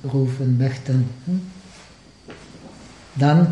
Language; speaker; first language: German; non-native, fluent; Czech